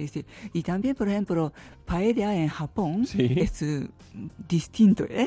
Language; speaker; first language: Spanish; non-native, learner; Japanese